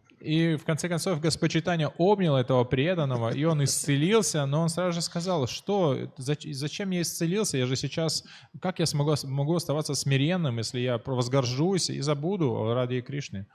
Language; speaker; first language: Russian; native; Russian